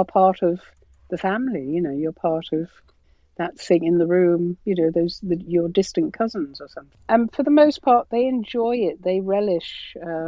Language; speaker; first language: English; native; English